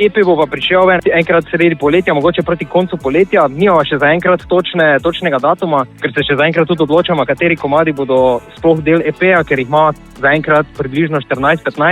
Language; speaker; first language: Slovenian; native; Slovenian